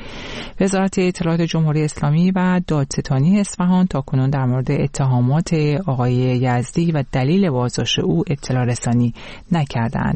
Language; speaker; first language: Persian; native; Persian